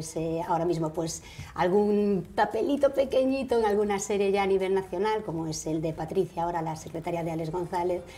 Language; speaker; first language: Spanish; native; Spanish